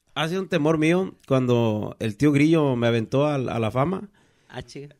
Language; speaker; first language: Spanish; native; Spanish